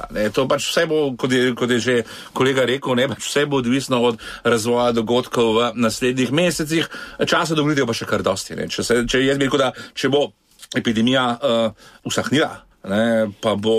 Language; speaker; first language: Slovenian; native; Slovenian